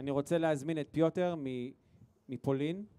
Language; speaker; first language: Hebrew; native; Hebrew